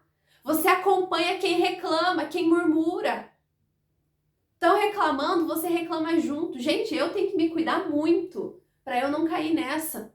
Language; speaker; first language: Portuguese; native; Portuguese